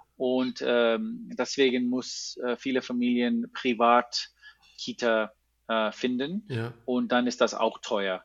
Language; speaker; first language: German; non-native, learner; English